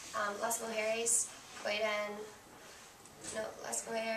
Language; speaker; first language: Spanish; non-native, learner; English